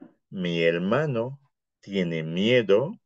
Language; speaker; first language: Spanish; non-native, fluent; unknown